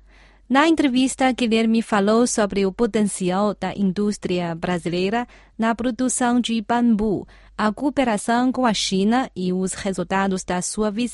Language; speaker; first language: Portuguese; non-native, fluent; Chinese